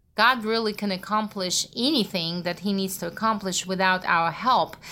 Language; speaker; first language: English; non-native, fluent; Russian